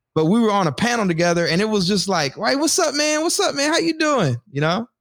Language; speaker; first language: English; native; English